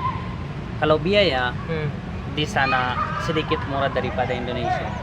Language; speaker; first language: Indonesian; non-native, learner; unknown